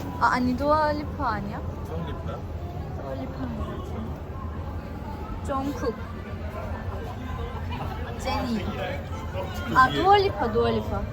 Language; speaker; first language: Korean; non-native, fluent; Turkish